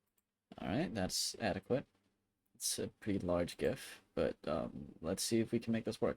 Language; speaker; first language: English; native; English